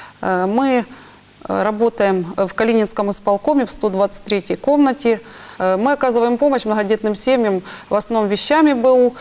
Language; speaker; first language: Russian; native; Russian